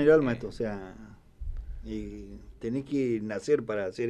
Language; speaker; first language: Spanish; native; Spanish